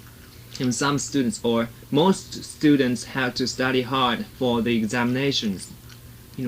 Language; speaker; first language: English; non-native, learner; Japanese